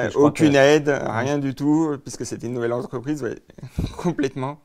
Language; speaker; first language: French; native; French